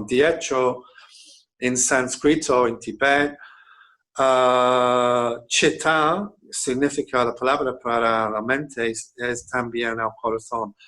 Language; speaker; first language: Spanish; non-native, fluent; English